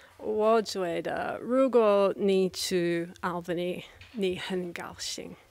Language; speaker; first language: Chinese; non-native, learner; English